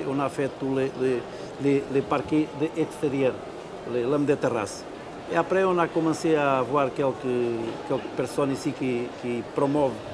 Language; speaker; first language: French; non-native, fluent; Portuguese